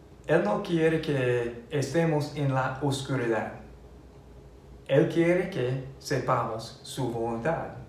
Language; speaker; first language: Spanish; non-native, fluent; English